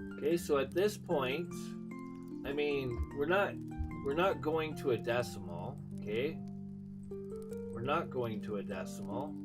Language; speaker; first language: English; native; English